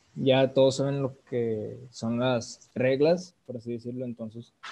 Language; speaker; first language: Spanish; native; Spanish